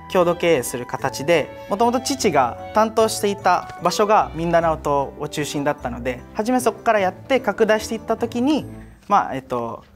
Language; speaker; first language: Japanese; early bilingual, other home language; Cebuano